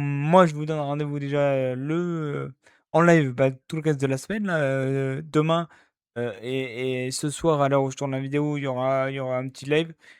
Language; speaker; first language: French; native; French